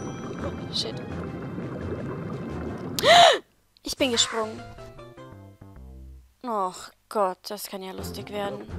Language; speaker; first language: German; native; German